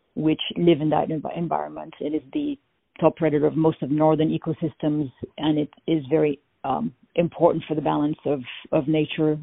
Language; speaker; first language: English; non-native, fluent; French